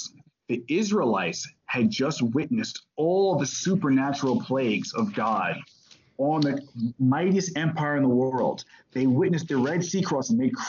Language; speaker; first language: English; native; English